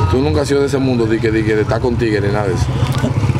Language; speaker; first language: Spanish; native; Spanish